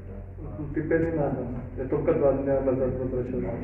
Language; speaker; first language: Russian; non-native, fluent; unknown